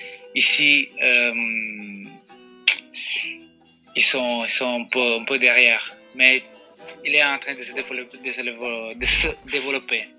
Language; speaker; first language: French; non-native, fluent; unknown